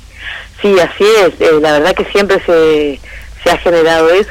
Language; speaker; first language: Spanish; native; Spanish